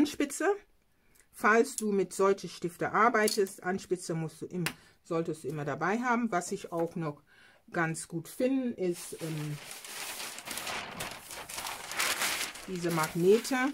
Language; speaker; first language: German; non-native, fluent; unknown